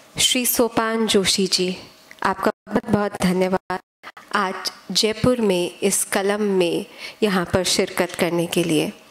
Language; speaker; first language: Hindi; native; Hindi